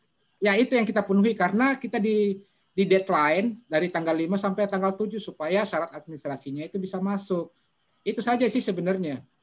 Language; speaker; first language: Indonesian; native; Indonesian